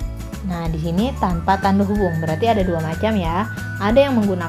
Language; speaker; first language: Indonesian; non-native, local second language; Banjar